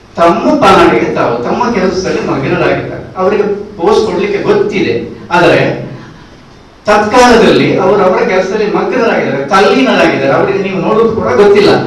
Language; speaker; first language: Kannada; non-native, local second language; Tulu